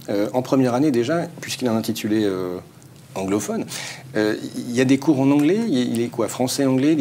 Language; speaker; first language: French; native; French